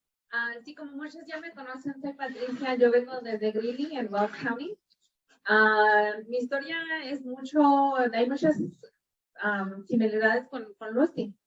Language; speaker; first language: Spanish; non-native, local second language; English